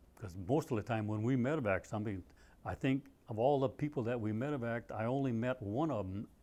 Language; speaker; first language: English; native; English